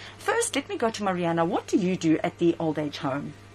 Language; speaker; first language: English; early bilingual, other home language; Greek